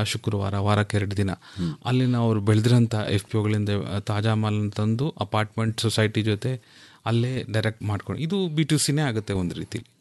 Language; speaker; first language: Kannada; native; Kannada